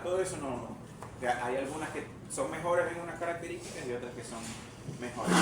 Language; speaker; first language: Spanish; native; Spanish